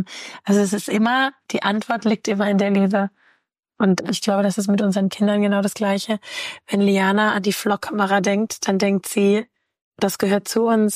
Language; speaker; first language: German; native; German